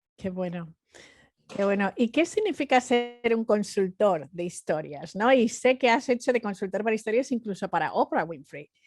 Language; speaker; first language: Spanish; native; Spanish